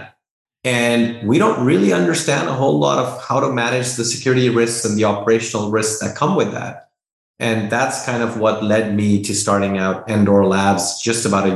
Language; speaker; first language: English; non-native, local second language; Hindi